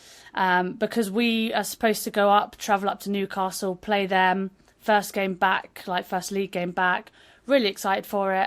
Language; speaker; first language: English; native; English